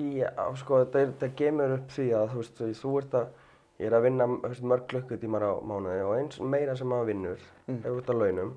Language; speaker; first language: Icelandic; non-native, fluent; Spanish